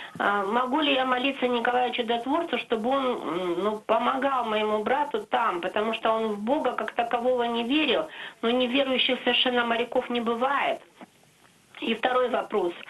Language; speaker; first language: Russian; native; Russian